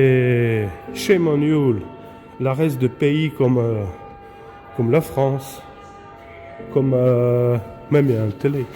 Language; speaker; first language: French; non-native, fluent; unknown